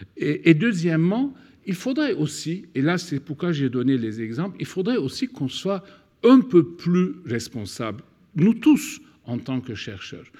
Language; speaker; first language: French; non-native, fluent; Turkish